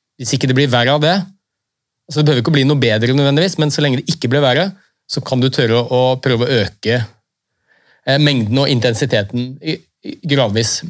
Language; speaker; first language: Norwegian; native; Norwegian